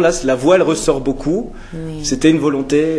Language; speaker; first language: French; native; French